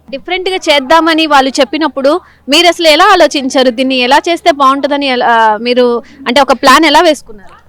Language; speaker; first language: Telugu; native; Telugu